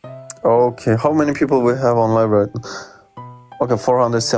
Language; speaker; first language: English; non-native, fluent; Turkish